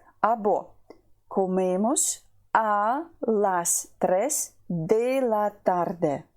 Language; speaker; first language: Spanish; non-native, fluent; Ukrainian